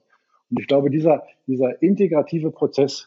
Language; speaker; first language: German; native; German